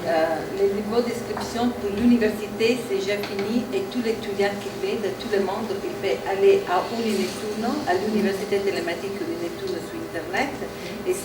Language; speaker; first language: French; non-native, learner; Italian